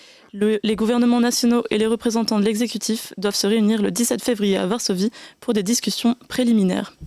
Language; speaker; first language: French; native; French